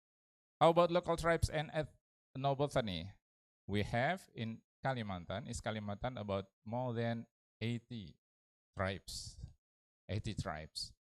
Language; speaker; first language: English; non-native, learner; Indonesian